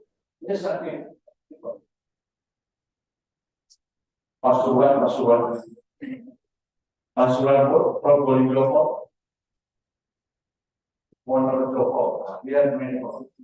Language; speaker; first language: English; non-native, learner; Indonesian